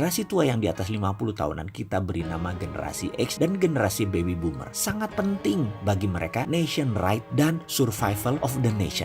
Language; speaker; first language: Indonesian; native; Indonesian